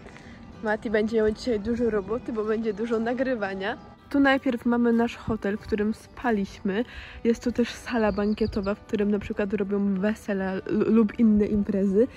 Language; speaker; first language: Polish; native; Polish